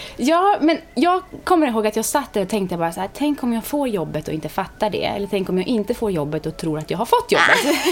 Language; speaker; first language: Swedish; non-native, fluent; Romanian